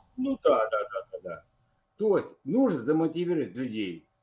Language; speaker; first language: Russian; native; Russian